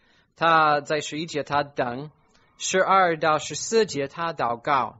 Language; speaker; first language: Chinese; non-native, fluent; English